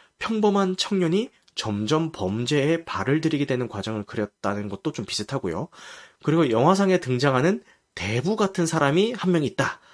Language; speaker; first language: Korean; native; Korean